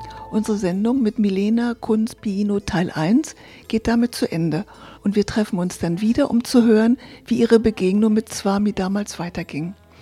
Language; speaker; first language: German; native; German